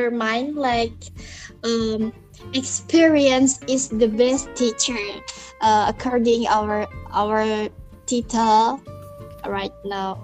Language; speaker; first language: English; non-native, learner; Indonesian